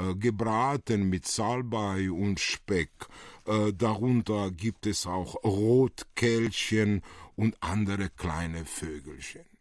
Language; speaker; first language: German; early bilingual, other home language; Italian